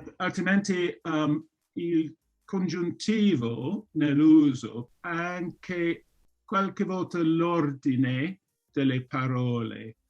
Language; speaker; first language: Italian; non-native, fluent; English